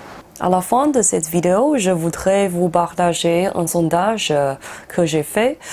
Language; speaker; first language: French; non-native, fluent; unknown